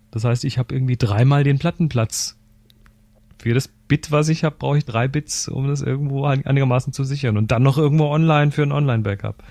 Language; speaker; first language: German; native; German